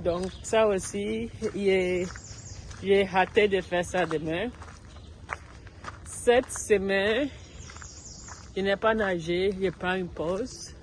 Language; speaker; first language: French; non-native, learner; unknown